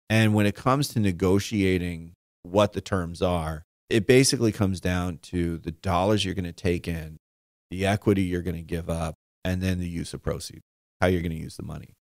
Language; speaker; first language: English; native; English